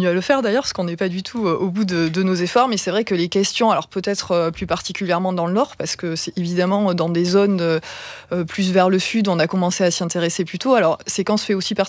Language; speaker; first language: French; native; French